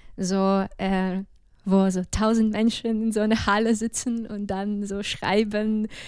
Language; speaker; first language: German; non-native, fluent; Ukrainian